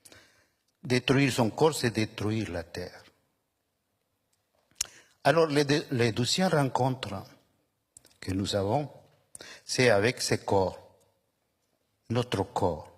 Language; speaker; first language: French; non-native, fluent; Spanish